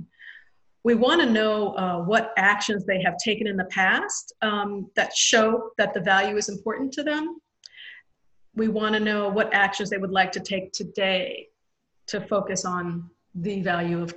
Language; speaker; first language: English; native; English